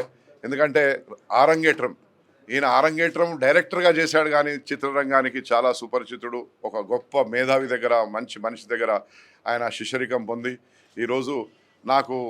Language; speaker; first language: Telugu; native; Telugu